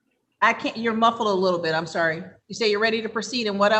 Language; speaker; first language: English; native; English